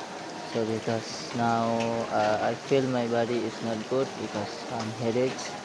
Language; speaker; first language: English; non-native, learner; Indonesian